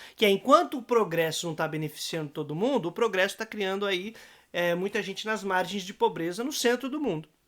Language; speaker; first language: Portuguese; native; Portuguese